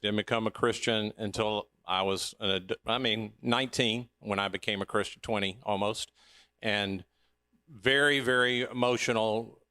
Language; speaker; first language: English; native; English